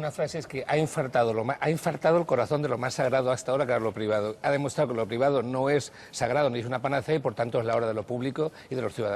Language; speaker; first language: Spanish; native; Spanish